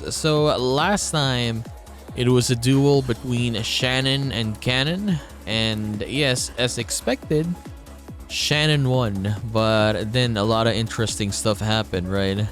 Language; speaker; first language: English; native; English